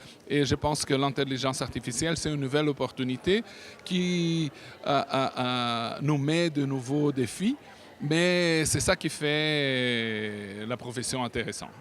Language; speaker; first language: French; non-native, fluent; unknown